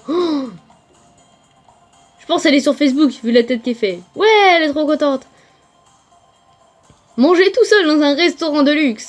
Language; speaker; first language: French; native; French